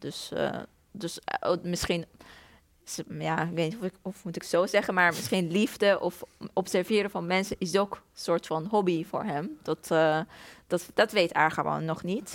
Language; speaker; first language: Dutch; non-native, fluent; Persian